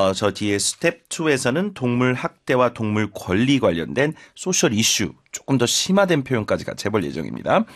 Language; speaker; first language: Korean; native; Korean